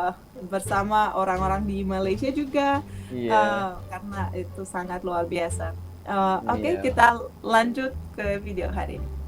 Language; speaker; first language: Indonesian; non-native, fluent; Russian